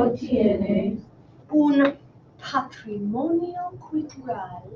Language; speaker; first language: Spanish; non-native, fluent; English